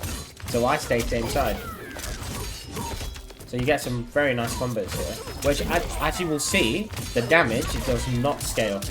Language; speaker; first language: English; native; English